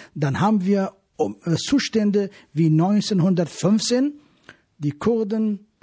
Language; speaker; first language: German; non-native, fluent; Arabic